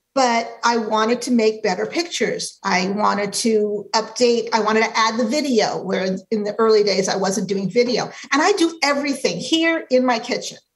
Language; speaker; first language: English; native; English